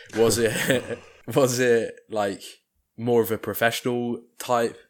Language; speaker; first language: English; native; English